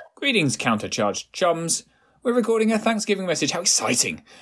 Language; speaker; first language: English; native; English